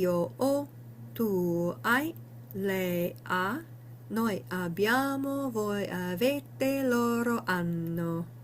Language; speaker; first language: Italian; non-native, learner; English